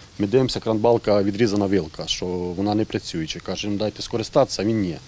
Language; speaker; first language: Ukrainian; native; Ukrainian